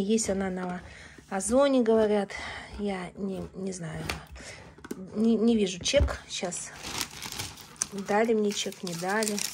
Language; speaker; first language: Russian; native; Russian